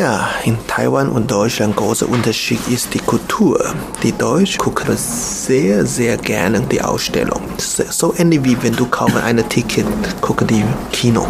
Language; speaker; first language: German; non-native, learner; Chinese